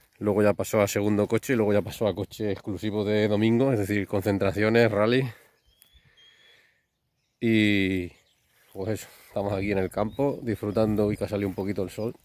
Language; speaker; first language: Spanish; native; Spanish